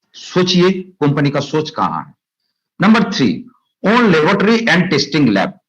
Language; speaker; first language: Hindi; non-native, local second language; Bangla